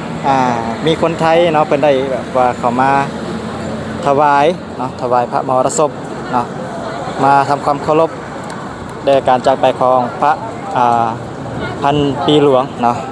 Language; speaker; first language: Thai; non-native, local second language; Northeastern Thai